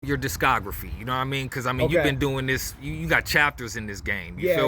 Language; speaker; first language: English; native; English